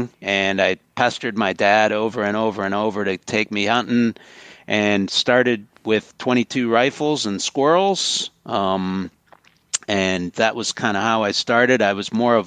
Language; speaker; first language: English; native; English